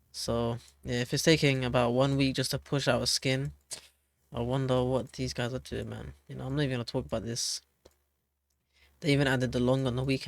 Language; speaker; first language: English; native; English